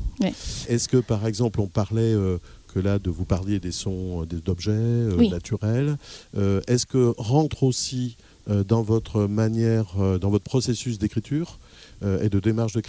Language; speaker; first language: French; native; French